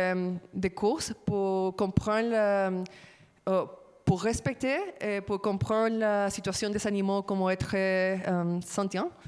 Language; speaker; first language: French; non-native, fluent; Spanish